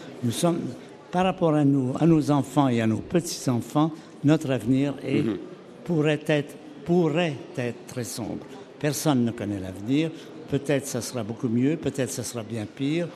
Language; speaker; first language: French; native; French